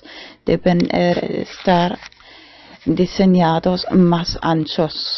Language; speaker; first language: Spanish; non-native, fluent; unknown